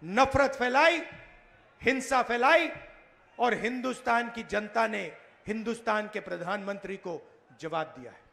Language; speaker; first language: Hindi; native; Hindi